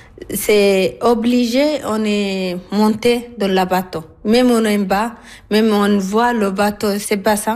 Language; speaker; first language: French; non-native, learner; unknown